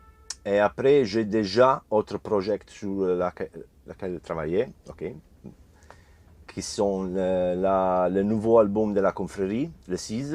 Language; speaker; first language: French; non-native, learner; Italian